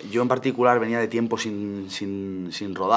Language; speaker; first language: Spanish; native; Spanish